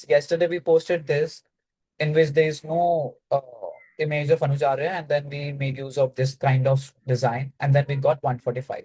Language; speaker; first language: English; non-native, local second language; Hindi